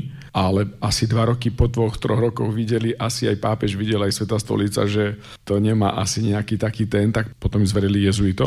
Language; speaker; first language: Slovak; native; Slovak